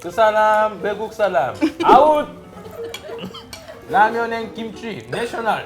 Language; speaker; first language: Korean; non-native, learner; English